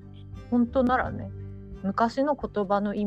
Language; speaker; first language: Japanese; native; Japanese